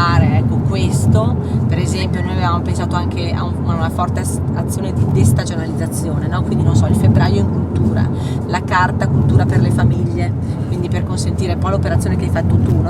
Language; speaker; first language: Italian; native; Italian